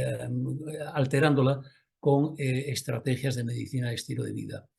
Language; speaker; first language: Spanish; native; Spanish